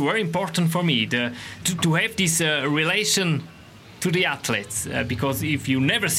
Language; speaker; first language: English; non-native, learner; Romansh